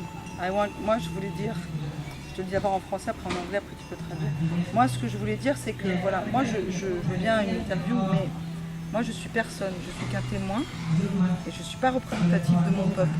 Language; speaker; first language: French; native; French